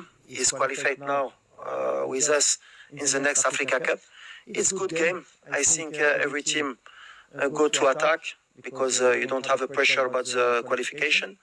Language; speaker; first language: English; non-native, learner; French